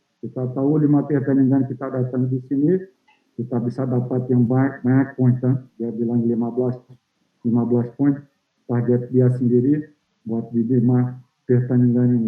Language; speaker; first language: Indonesian; non-native, fluent; Portuguese